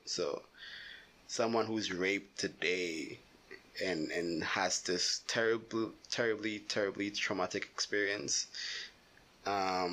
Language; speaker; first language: English; non-native, local second language; Akan